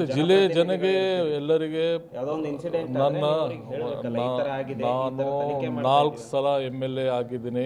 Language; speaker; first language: Kannada; non-native, local second language; Urdu